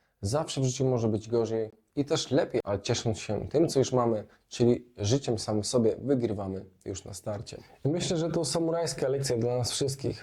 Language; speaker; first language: Polish; native; Polish